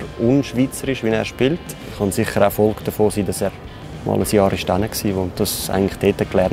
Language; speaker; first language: German; native; German